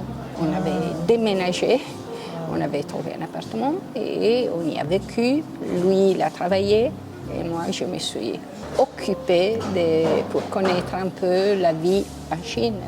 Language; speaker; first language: French; non-native, local second language; Italian